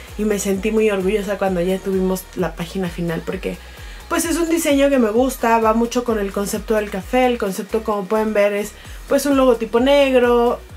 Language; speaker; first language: Spanish; native; Spanish